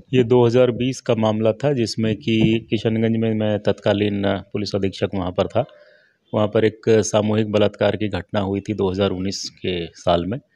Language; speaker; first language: Hindi; native; Hindi